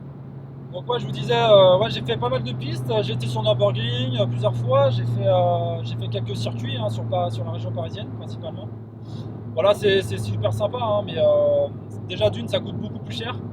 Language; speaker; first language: French; native; French